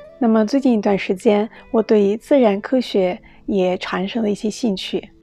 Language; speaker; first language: Chinese; non-native, fluent; Russian